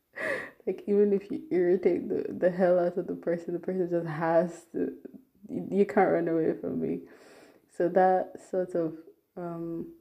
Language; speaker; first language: English; non-native, local second language; Yoruba